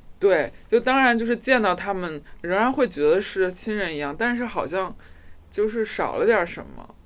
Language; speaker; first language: Chinese; native; Chinese